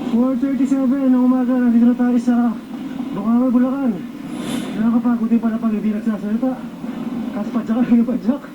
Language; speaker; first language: Filipino; native; Filipino